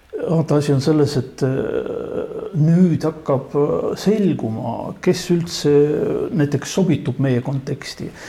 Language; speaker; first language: Estonian; non-native, local second language; Russian